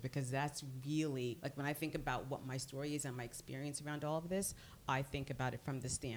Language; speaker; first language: English; native; English